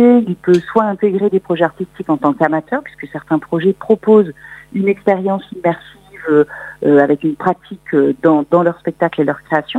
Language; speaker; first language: French; native; French